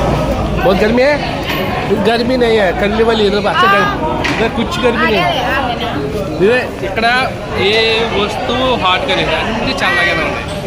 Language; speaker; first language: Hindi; non-native, local second language; Telugu